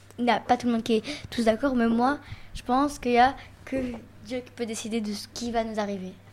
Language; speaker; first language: French; native; French